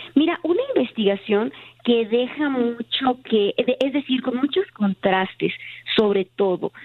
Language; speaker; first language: Spanish; native; Spanish